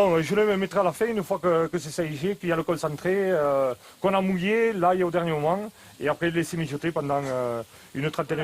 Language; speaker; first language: French; native; French